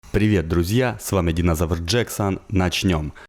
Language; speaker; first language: Russian; native; Russian